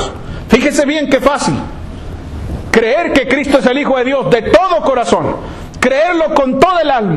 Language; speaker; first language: Spanish; native; Spanish